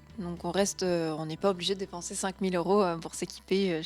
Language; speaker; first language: French; native; French